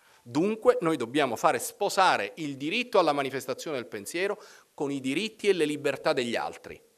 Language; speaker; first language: Italian; native; Italian